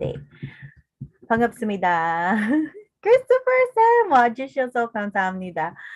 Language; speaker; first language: Korean; non-native, learner; English